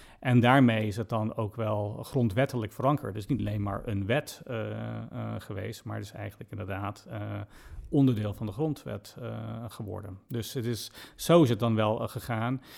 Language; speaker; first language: Dutch; non-native, fluent; English